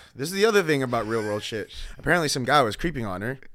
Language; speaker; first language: English; early bilingual, other home language; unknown